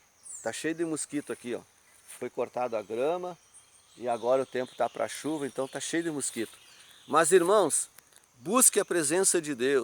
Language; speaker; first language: Portuguese; native; Portuguese